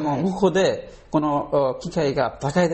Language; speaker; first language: Japanese; non-native, learner; Bangla